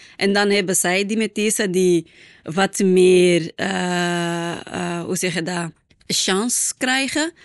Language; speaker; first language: Dutch; non-native, fluent; Portuguese